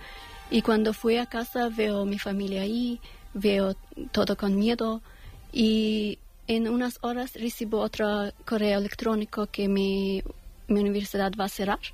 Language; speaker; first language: Spanish; non-native, learner; Persian